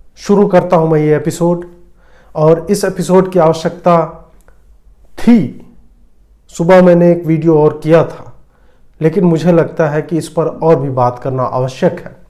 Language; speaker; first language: Hindi; native; Hindi